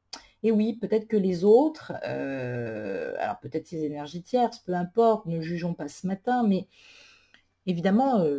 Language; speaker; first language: French; native; French